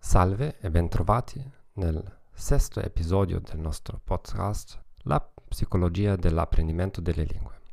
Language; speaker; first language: Italian; non-native, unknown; German